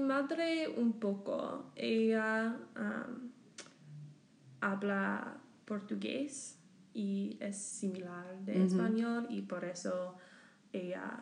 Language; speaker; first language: Spanish; non-native, learner; English